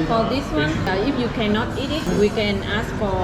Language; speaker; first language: English; non-native, learner; Vietnamese